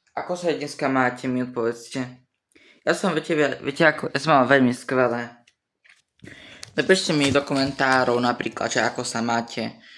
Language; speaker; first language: Slovak; native; Slovak